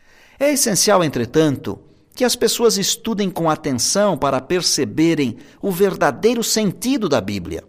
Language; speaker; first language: Portuguese; native; Portuguese